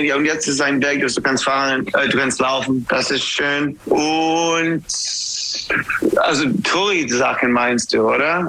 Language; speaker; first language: German; non-native, learner; English